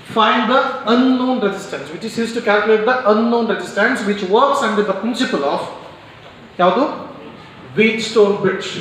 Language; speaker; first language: English; non-native, local second language; Kannada